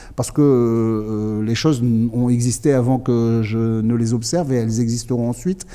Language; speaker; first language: French; native; French